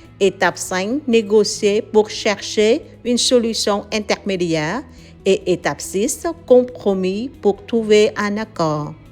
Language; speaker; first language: French; non-native, learner; Vietnamese